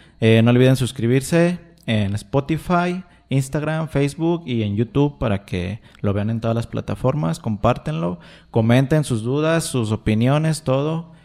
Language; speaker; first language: Spanish; native; Spanish